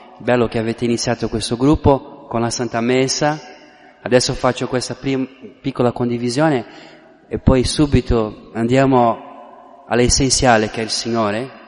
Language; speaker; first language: Italian; non-native, fluent; Portuguese